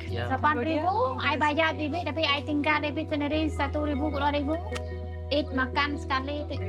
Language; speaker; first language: English; non-native, learner; Khmer